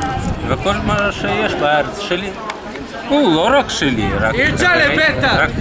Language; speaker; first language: Hebrew; non-native, learner; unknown